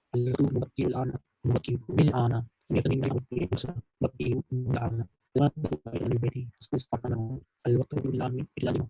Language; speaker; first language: Arabic; non-native, fluent; Urdu